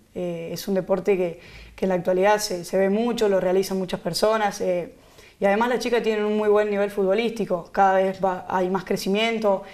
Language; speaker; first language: Spanish; native; Spanish